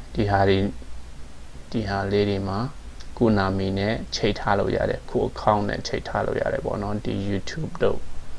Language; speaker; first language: Burmese; non-native, local second language; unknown